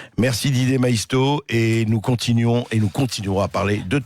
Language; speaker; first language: French; native; French